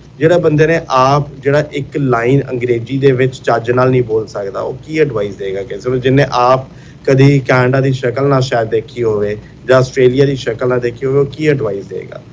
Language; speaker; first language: Punjabi; early bilingual, heritage; Punjabi